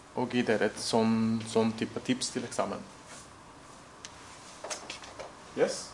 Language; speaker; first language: Norwegian; non-native, fluent; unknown